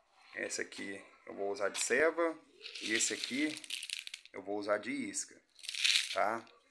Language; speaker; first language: Portuguese; native; Portuguese